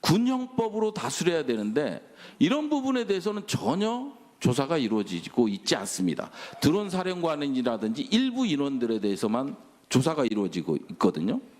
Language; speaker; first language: Korean; native; Korean